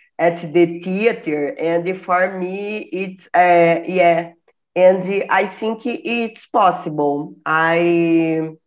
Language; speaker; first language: English; non-native, learner; Portuguese